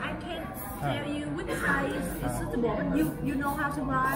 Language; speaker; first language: English; non-native, learner; Vietnamese